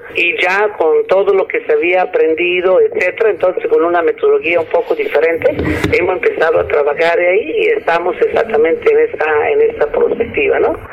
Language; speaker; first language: Spanish; non-native, fluent; Italian